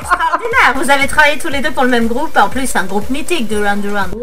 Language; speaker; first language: French; native; French